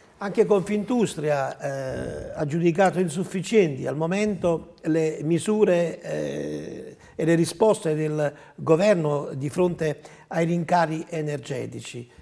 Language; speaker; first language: Italian; native; Italian